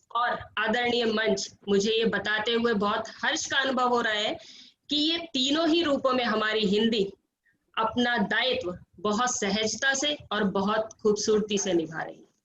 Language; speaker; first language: Hindi; native; Hindi